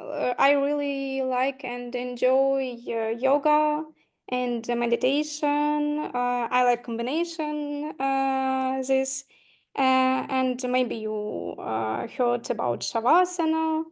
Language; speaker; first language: English; non-native, learner; Ukrainian